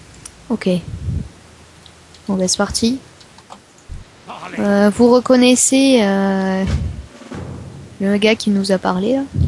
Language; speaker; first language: French; native; French